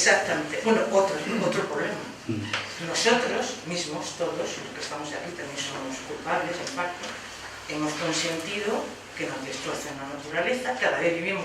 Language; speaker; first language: Spanish; native; Spanish